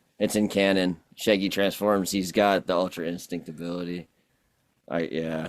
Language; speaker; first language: English; native; English